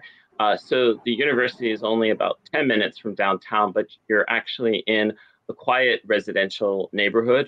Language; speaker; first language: English; native; English